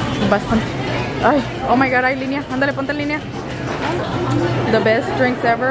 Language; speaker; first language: Spanish; early bilingual, heritage; Spanish